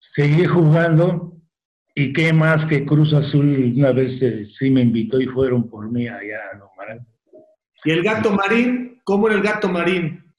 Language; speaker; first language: Spanish; native; Spanish